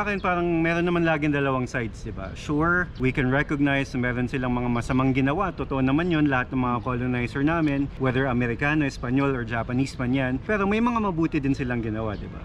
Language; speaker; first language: Filipino; native; Filipino